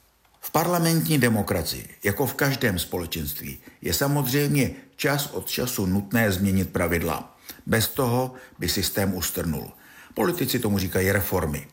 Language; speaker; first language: Czech; native; Czech